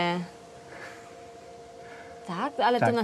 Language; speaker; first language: Polish; early bilingual, heritage; Dutch